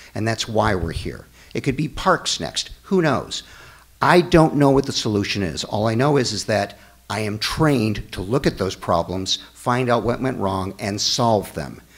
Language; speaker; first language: English; native; English